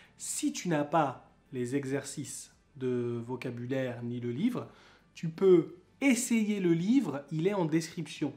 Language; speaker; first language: French; native; French